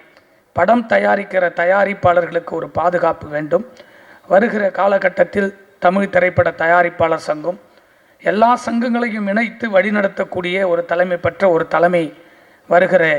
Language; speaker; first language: Tamil; native; Tamil